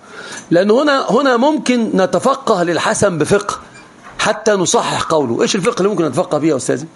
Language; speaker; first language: Arabic; native; Arabic